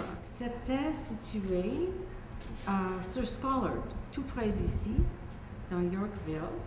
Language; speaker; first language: French; non-native, local second language; English